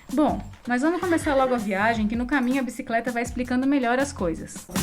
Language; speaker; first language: Portuguese; native; Portuguese